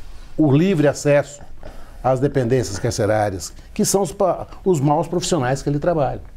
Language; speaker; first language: Portuguese; native; Portuguese